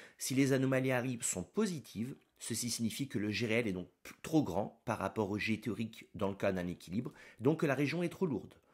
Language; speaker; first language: French; native; French